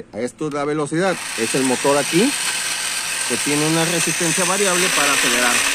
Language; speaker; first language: Spanish; native; Spanish